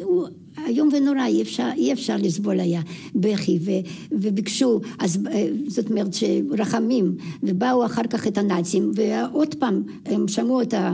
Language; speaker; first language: Hebrew; non-native, fluent; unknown